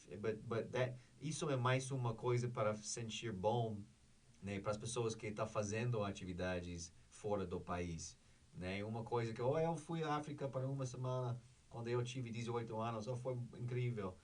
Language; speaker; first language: Portuguese; non-native, learner; English